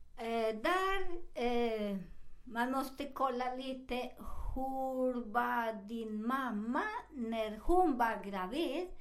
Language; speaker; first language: Swedish; non-native, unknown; Spanish